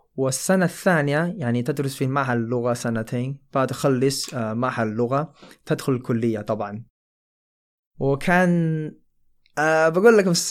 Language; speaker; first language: Arabic; non-native, fluent; Chinese